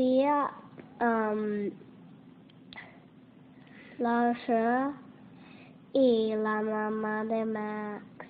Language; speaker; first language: Spanish; early bilingual, heritage; Spanish